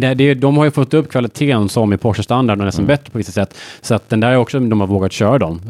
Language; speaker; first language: Swedish; early bilingual, heritage; Swedish